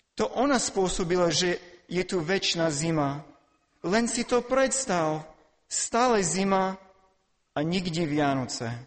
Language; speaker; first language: Slovak; non-native, fluent; English